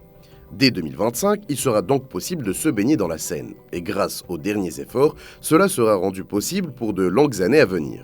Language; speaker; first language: French; native; French